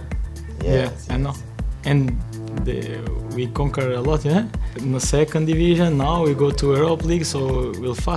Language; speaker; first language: English; non-native, learner; Portuguese